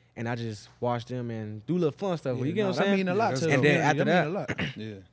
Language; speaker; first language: English; native; English